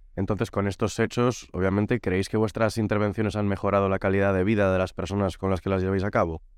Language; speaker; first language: Spanish; native; Spanish